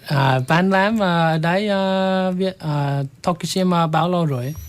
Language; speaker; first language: Vietnamese; non-native, learner; English